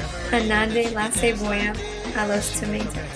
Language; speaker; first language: Spanish; non-native, learner; English